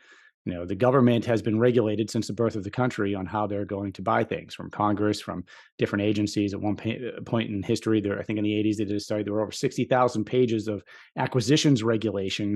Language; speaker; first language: English; native; English